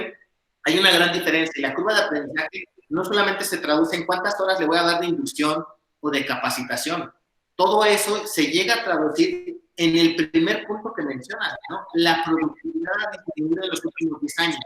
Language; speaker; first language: Spanish; native; Spanish